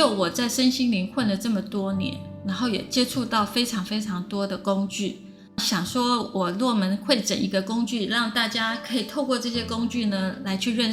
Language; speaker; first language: Chinese; native; Chinese